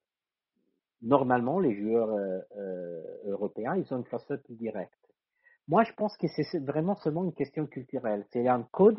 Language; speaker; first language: French; non-native, fluent; Italian